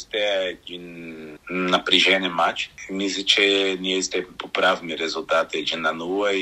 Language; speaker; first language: Bulgarian; non-native, learner; Portuguese